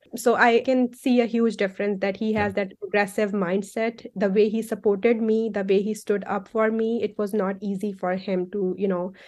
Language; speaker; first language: English; non-native, local second language; Punjabi